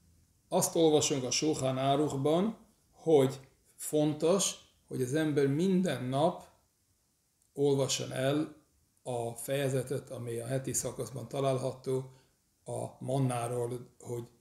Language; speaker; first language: Hungarian; early bilingual, heritage; English